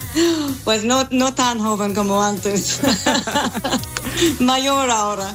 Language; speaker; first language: Spanish; non-native, fluent; English